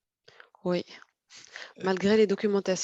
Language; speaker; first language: French; non-native, fluent; Arabic